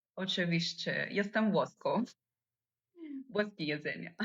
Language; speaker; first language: Polish; non-native, learner; Italian